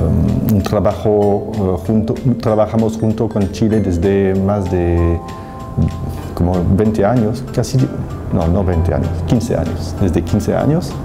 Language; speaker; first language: Spanish; non-native, fluent; French